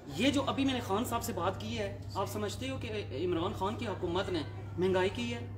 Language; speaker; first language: Urdu; non-native, local second language; Pahari-Potwari